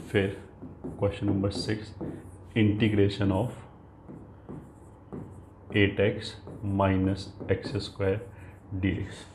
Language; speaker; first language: Hindi; native; Hindi